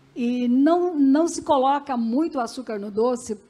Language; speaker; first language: Portuguese; early bilingual, other home language; Macedonian